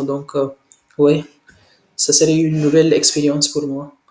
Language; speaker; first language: French; non-native, learner; Hindi